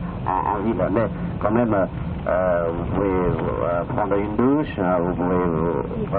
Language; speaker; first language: French; non-native, fluent; Chinese